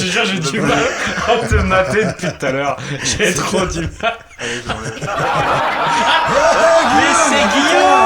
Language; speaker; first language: French; native; French